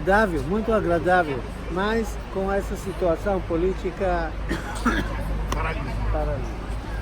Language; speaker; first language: Portuguese; non-native, learner; Hebrew